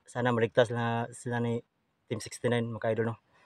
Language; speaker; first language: Filipino; non-native, local second language; Cebuano